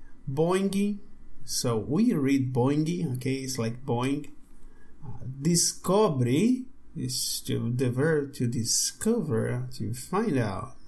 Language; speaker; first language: English; non-native, fluent; Portuguese